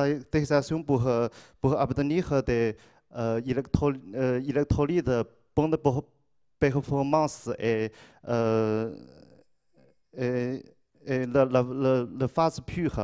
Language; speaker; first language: French; non-native, learner; Chinese